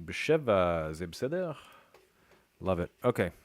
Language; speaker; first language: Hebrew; non-native, learner; English